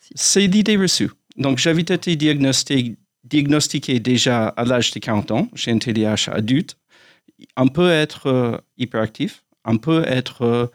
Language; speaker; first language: French; non-native, fluent; English